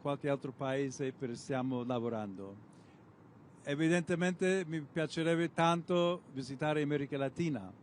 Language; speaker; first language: Italian; non-native, fluent; English